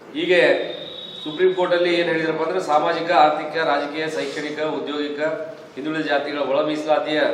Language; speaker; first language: Kannada; non-native, local second language; Lambadi